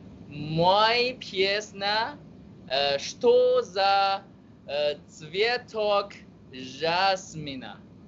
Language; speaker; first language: Russian; non-native, learner; Chinese